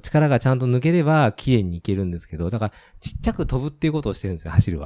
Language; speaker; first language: Japanese; native; Japanese